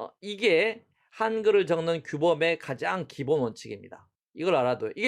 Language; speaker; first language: Korean; native; Korean